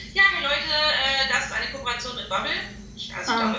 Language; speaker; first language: German; native; German